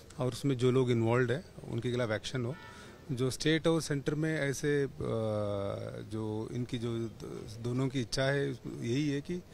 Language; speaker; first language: Hindi; native; Hindi